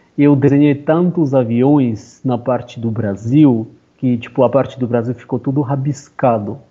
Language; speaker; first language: Portuguese; non-native, fluent; Armenian